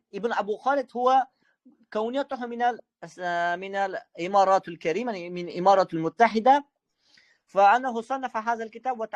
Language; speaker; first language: Arabic; non-native, fluent; Uzbek